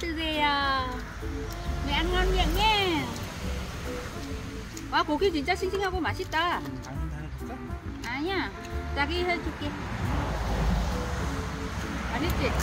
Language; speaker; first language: Korean; non-native, learner; Vietnamese